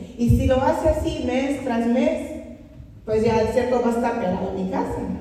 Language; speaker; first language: Spanish; non-native, fluent; English